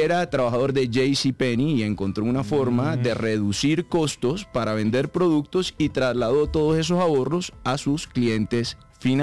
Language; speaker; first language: Spanish; native; Spanish